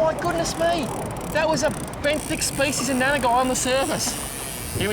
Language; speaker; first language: English; native; English